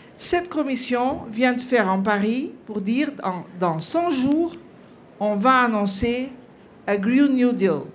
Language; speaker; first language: French; non-native, fluent; Portuguese